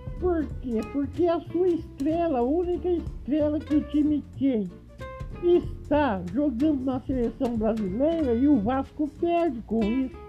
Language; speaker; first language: Portuguese; native; Portuguese